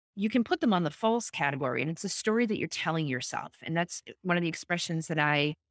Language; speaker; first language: English; native; English